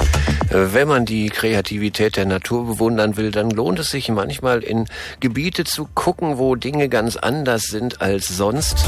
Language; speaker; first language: German; native; German